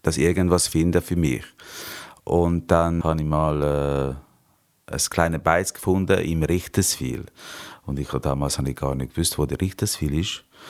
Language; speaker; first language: German; non-native, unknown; Hungarian